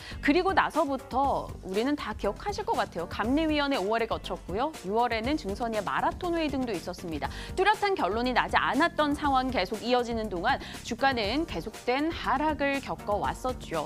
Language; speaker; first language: Korean; native; Korean